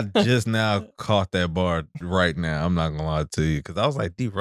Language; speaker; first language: English; native; English